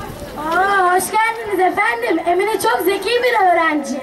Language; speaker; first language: Turkish; native; Turkish